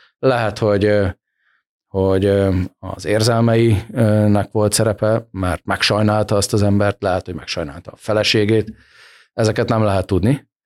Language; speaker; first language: Hungarian; native; Hungarian